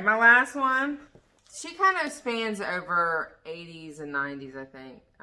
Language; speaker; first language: English; native; English